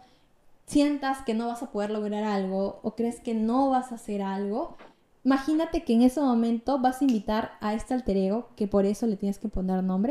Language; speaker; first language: Spanish; native; Spanish